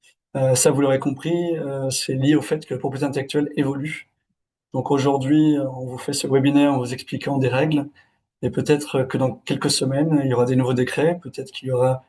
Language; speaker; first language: French; native; French